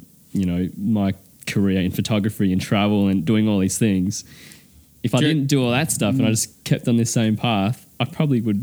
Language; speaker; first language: English; native; English